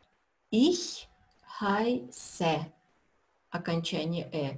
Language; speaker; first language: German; non-native, fluent; Russian